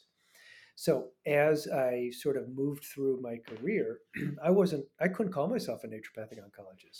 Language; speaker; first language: English; native; English